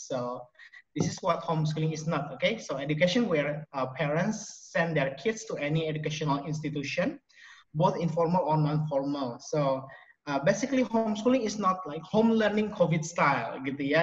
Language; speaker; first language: English; non-native, fluent; Indonesian